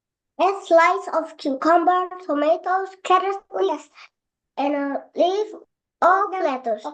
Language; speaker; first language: English; non-native, learner; Indonesian